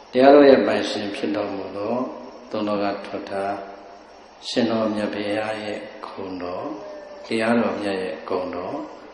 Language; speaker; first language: Burmese; native; Burmese